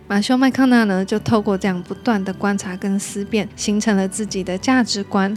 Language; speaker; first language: Chinese; native; Chinese